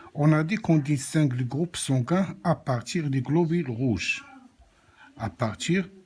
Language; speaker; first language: French; non-native, local second language; Arabic